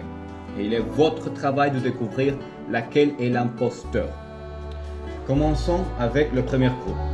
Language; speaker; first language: French; non-native, fluent; Spanish